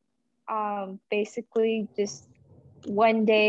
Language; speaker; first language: English; native; English